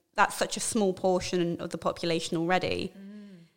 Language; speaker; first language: English; native; English